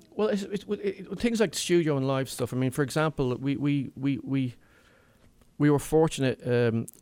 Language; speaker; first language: English; native; English